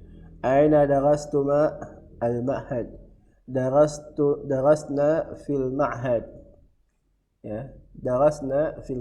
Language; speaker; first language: Arabic; non-native, fluent; Indonesian